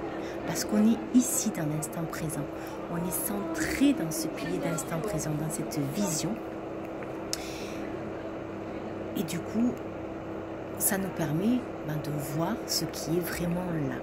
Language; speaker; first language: French; native; French